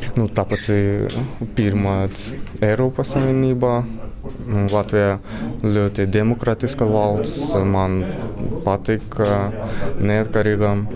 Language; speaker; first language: Latvian; non-native, learner; Russian